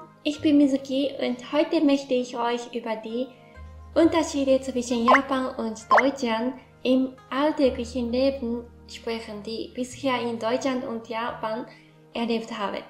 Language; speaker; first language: German; non-native, fluent; Japanese